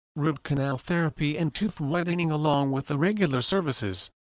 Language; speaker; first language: English; non-native, fluent; Spanish